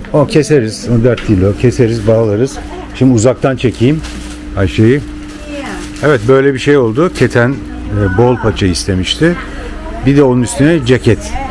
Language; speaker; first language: Turkish; native; Turkish